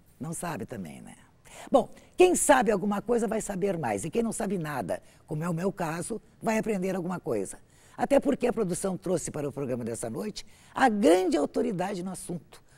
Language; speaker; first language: Portuguese; native; Portuguese